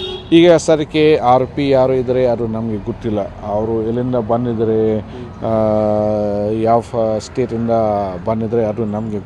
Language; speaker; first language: Kannada; non-native, fluent; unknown